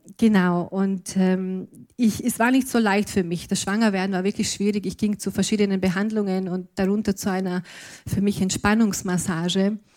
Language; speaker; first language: German; non-native, fluent; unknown